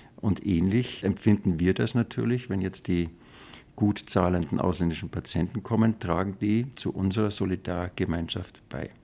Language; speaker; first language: German; native; German